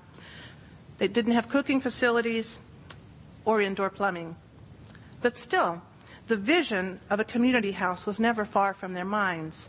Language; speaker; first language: English; native; English